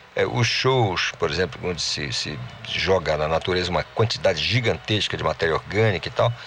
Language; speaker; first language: Portuguese; native; Portuguese